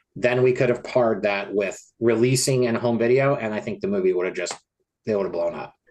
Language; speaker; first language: English; native; English